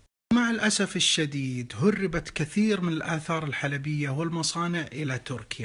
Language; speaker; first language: Arabic; native; Arabic